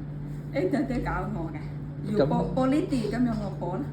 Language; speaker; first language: Cantonese; non-native, learner; Indonesian